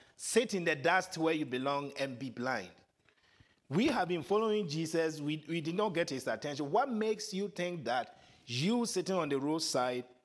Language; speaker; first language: English; non-native, local second language; Akan